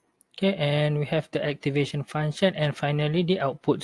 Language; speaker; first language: English; non-native, local second language; Malay